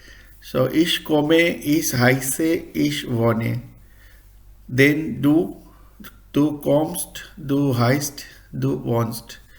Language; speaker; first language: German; non-native, fluent; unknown